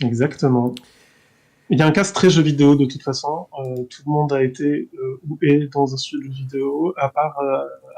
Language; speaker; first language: French; native; French